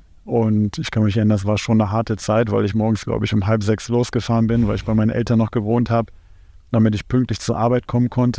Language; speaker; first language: German; native; German